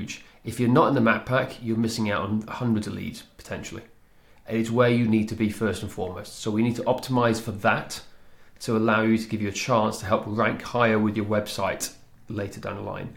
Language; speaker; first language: English; native; English